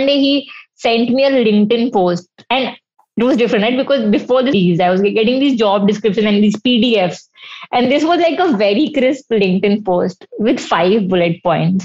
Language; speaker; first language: English; non-native, local second language; Hindi